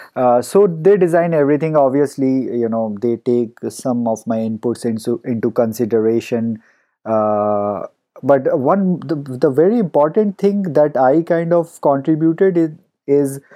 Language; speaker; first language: English; non-native, local second language; Hindi